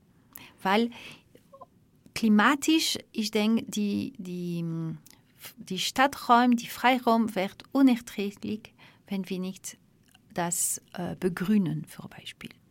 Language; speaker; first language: German; non-native, fluent; French